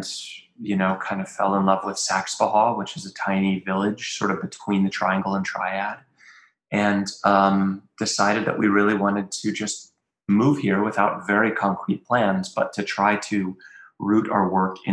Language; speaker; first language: English; native; English